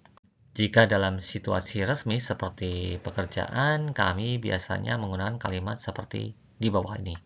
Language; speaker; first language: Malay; non-native, fluent; Chinese